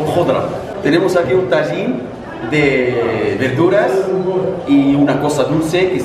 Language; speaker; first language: Spanish; non-native, fluent; Arabic